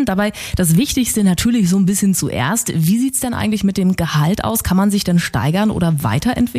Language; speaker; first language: German; native; German